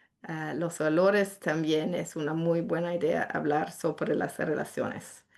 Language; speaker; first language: Spanish; non-native, fluent; English